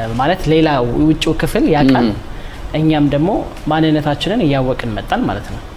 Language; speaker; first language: Amharic; native; Amharic